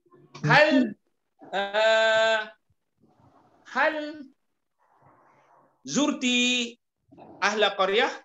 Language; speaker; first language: Arabic; non-native, learner; Malay